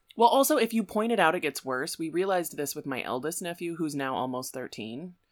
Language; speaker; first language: English; native; English